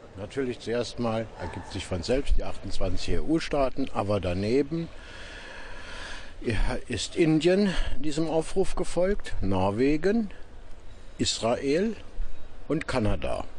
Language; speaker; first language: German; native; German